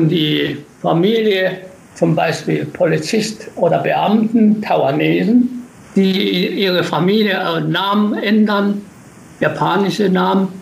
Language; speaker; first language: German; non-native, learner; Japanese